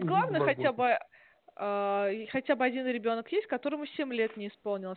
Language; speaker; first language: Russian; native; Russian